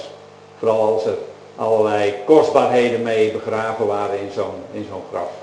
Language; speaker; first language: Dutch; native; Dutch